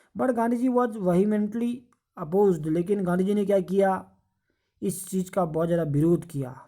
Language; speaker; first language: Hindi; native; Hindi